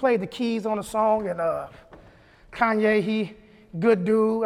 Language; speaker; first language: English; native; English